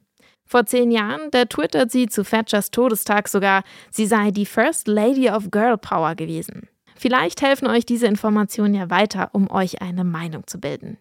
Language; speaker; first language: German; early bilingual, other home language; English